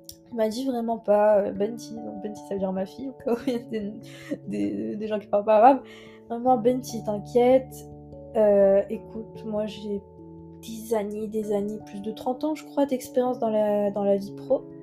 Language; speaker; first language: French; non-native, local second language; Arabic